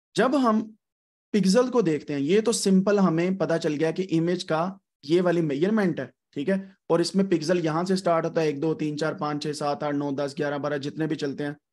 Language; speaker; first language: Urdu; non-native, local second language; Punjabi